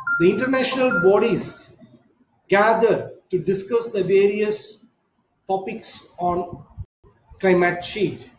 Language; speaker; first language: English; non-native, local second language; Tamil